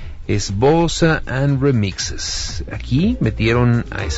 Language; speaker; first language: Spanish; native; Spanish